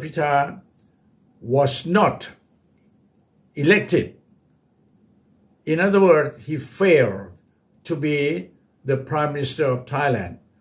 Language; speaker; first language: English; non-native, fluent; Thai